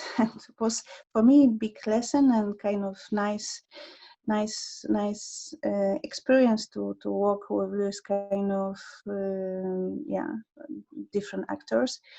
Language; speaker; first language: English; non-native, learner; Polish